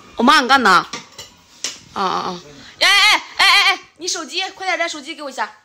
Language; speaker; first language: Chinese; native; Chinese